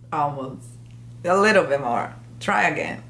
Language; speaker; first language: English; non-native, learner; Portuguese